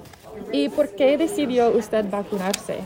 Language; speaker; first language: Spanish; non-native, learner; English